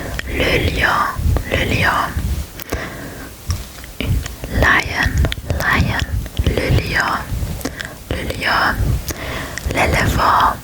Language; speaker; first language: French; non-native, learner; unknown